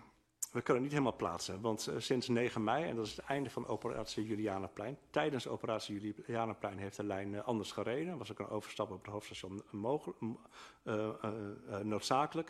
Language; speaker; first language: Dutch; native; Dutch